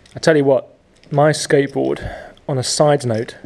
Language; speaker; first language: English; native; English